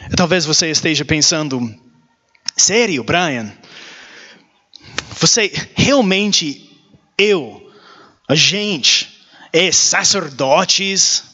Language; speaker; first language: Portuguese; non-native, learner; English